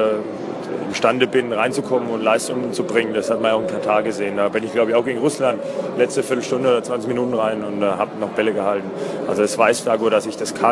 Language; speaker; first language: German; native; German